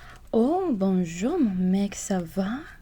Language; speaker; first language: French; non-native, learner; English